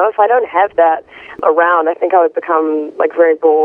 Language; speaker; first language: English; native; English